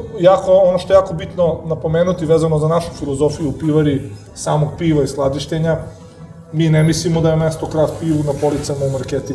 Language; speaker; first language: Serbian; native; Serbian